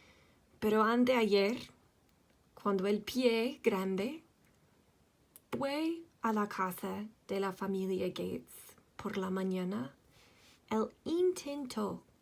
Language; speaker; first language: Spanish; non-native, fluent; English